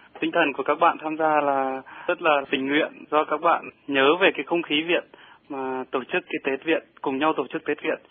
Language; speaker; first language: Vietnamese; native; Vietnamese